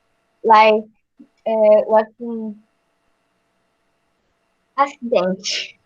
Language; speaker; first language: English; non-native, learner; Portuguese